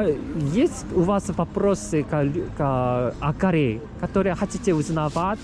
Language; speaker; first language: Russian; non-native, learner; Korean